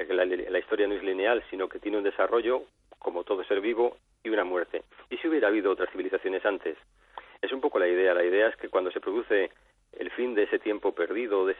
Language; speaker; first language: Spanish; native; Spanish